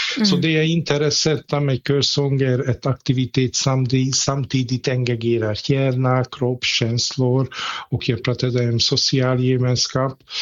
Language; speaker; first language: Swedish; non-native, fluent; Hungarian